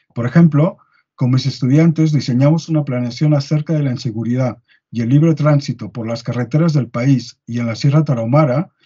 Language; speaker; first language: Spanish; native; Spanish